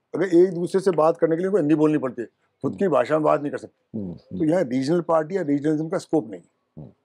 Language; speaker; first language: Hindi; native; Hindi